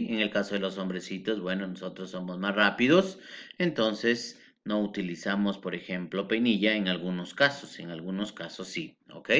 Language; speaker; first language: Spanish; native; Spanish